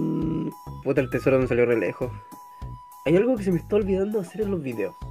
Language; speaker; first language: Spanish; native; Spanish